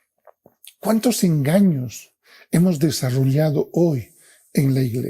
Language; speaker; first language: Spanish; native; Spanish